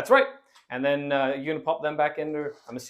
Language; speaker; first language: English; native; English